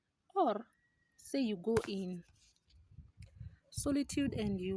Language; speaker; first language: English; non-native, local second language; Swahili